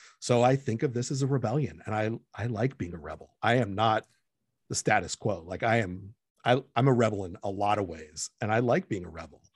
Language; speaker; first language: English; early bilingual, other home language; Spanish